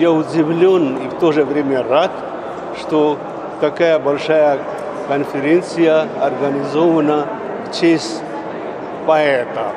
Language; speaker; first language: Russian; non-native, fluent; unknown